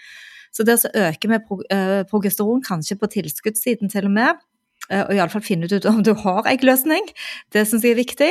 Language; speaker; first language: Norwegian; native; Norwegian